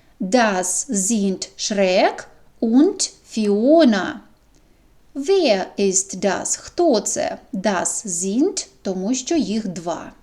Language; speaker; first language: German; non-native, fluent; Ukrainian